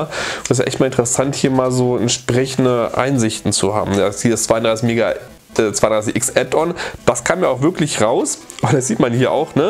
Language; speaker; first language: German; native; German